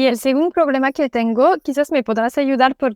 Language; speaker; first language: Spanish; non-native, fluent; French